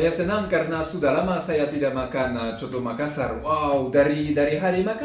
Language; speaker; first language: Indonesian; non-native, fluent; French